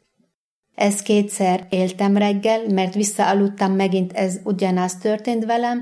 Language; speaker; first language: Hungarian; non-native, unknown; Arabic